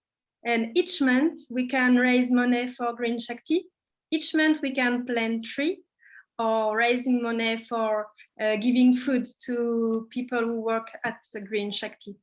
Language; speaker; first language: English; non-native, learner; French